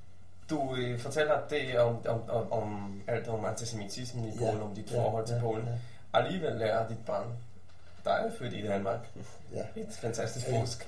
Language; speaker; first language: Danish; non-native, fluent; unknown